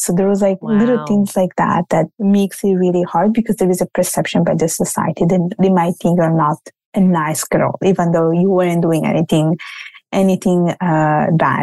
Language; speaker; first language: English; non-native, fluent; Italian